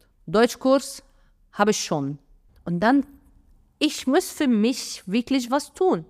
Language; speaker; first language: German; non-native, fluent; Arabic